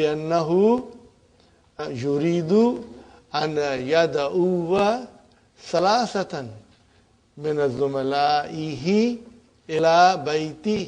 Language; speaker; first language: Arabic; non-native, fluent; Urdu